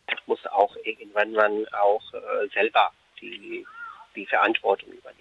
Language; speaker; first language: German; non-native, fluent; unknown